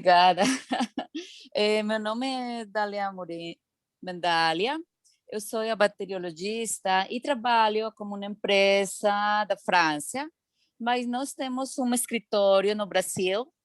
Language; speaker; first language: Portuguese; non-native, learner; Spanish